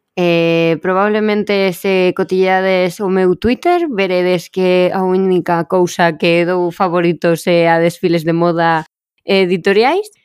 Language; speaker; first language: Galician; non-native, local second language; Spanish